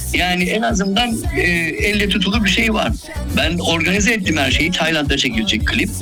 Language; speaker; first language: Turkish; native; Turkish